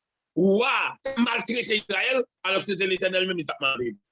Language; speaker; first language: French; non-native, local second language; Haitian Creole